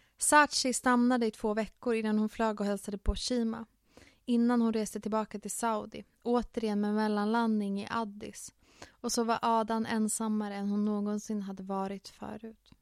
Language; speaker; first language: Swedish; early bilingual, other home language; Finnish